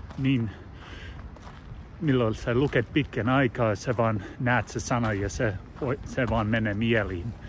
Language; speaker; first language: Finnish; non-native, learner; English